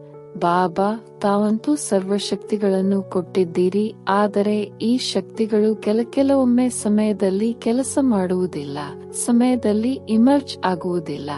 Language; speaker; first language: Kannada; native; Kannada